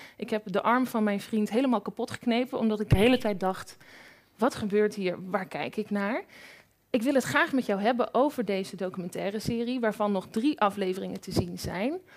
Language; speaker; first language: Dutch; native; Dutch